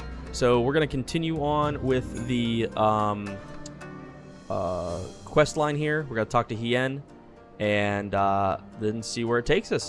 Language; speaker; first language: English; native; English